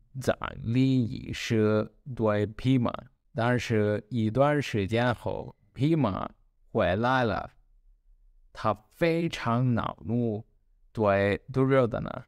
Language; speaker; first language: Chinese; non-native, learner; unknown